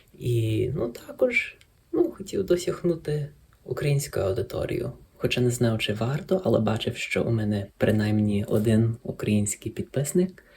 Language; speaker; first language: Ukrainian; early bilingual, heritage; Ukrainian